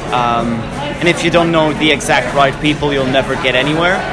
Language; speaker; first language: English; non-native, fluent; Dutch